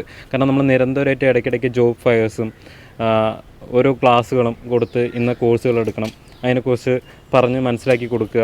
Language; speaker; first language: Malayalam; native; Malayalam